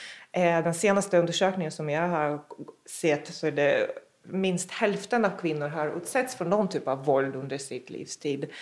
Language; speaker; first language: Swedish; non-native, fluent; Russian